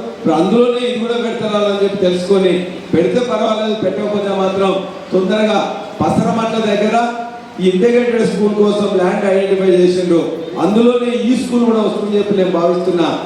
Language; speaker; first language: Telugu; native; Telugu